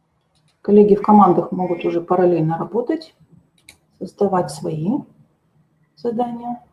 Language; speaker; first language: Russian; native; Russian